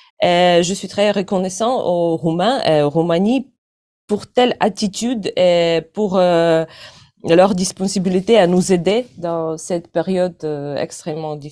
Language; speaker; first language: French; non-native, fluent; Ukrainian